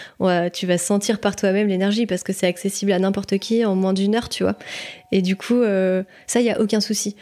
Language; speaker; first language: French; native; French